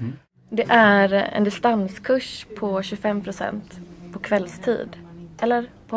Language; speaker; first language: Swedish; native; Swedish